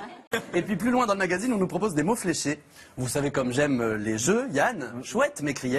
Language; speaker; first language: French; native; French